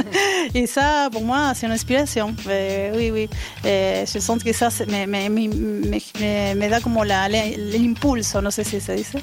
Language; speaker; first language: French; non-native, fluent; Spanish